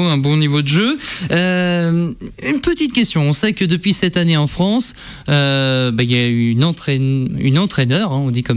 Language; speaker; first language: French; native; French